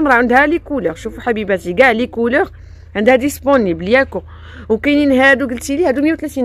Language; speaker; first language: Arabic; native; Arabic